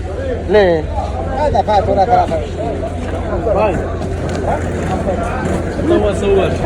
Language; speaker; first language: Arabic; non-native, learner; Bangla